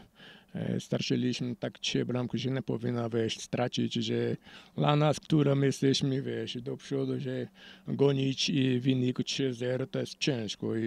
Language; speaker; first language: Polish; non-native, learner; Portuguese